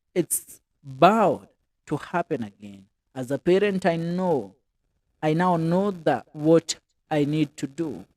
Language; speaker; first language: English; non-native, local second language; Swahili